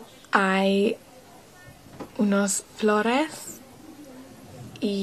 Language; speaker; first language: Spanish; non-native, learner; English